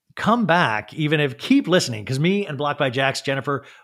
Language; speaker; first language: English; native; English